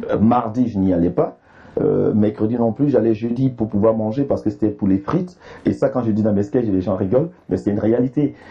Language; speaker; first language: French; early bilingual, other home language; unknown